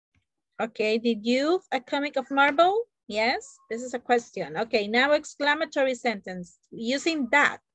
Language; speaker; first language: English; non-native, learner; Spanish